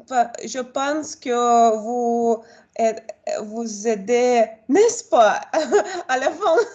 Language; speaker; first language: French; non-native, learner; Russian